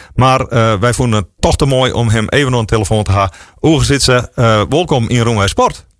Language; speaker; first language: Dutch; non-native, local second language; Western Frisian